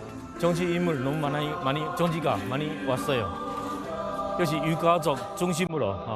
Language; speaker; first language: Korean; non-native, fluent; Chinese